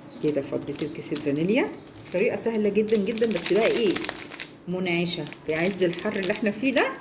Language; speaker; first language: Arabic; native; Arabic